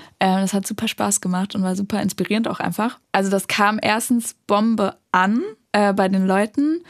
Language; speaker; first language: German; native; German